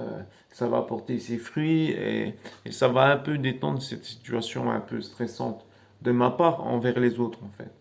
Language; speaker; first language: French; native; French